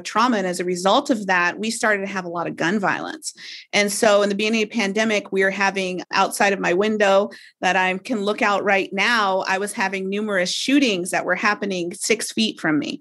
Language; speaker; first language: English; native; English